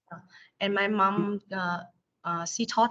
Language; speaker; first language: English; non-native, learner; Vietnamese